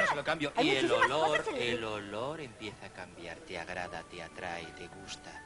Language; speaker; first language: Spanish; native; Spanish